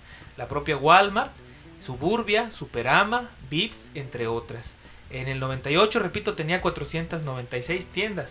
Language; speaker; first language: Spanish; native; Spanish